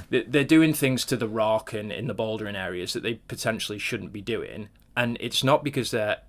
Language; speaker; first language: English; native; English